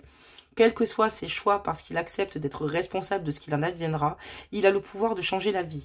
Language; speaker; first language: French; native; French